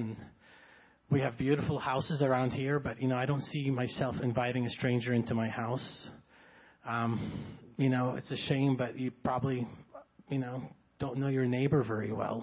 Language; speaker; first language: English; non-native, fluent; Arabic